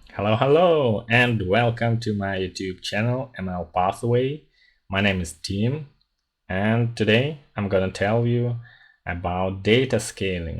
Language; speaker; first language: English; non-native, fluent; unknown